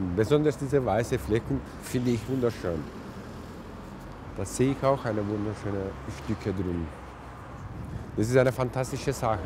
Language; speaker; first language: German; non-native, fluent; Turkish